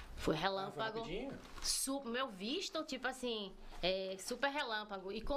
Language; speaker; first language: Portuguese; native; Portuguese